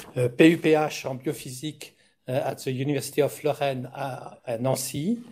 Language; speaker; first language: French; native; French